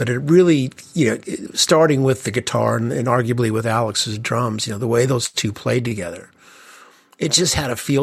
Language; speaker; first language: English; native; English